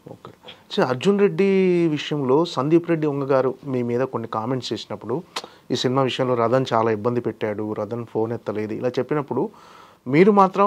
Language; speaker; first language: Telugu; native; Telugu